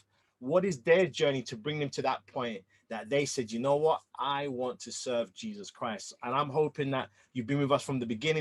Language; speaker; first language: English; native; English